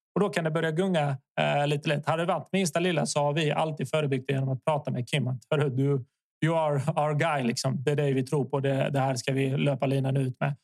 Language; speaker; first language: Swedish; early bilingual, other home language; Bosnian